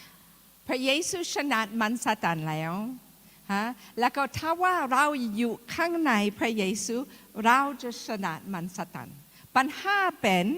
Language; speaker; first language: Thai; non-native, fluent; English